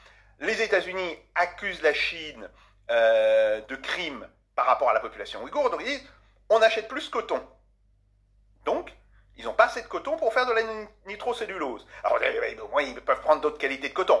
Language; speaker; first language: French; native; French